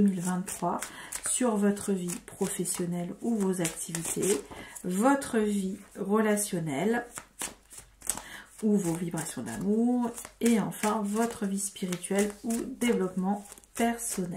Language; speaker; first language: French; native; French